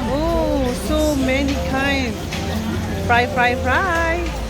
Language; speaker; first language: English; non-native, learner; Filipino